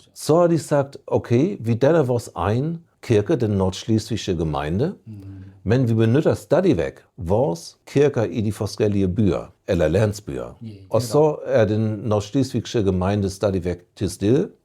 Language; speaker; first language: Danish; non-native, fluent; German